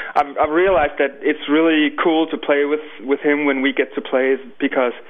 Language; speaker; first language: English; non-native, fluent; Danish